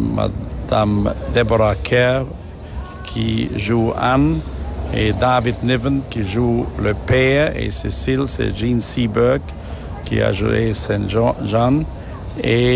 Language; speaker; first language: French; non-native, fluent; German